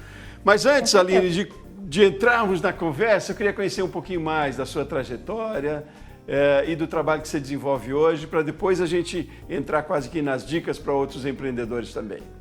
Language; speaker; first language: Portuguese; native; Portuguese